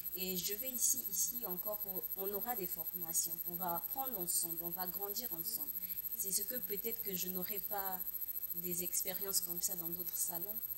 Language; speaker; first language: French; non-native, local second language; Lingala